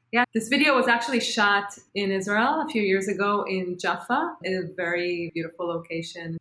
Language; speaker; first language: English; non-native, fluent; Hebrew